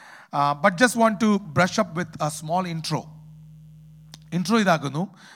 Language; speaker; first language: English; non-native, local second language; Malayalam